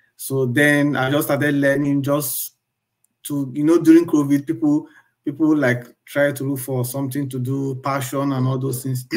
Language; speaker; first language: English; non-native, local second language; Igbo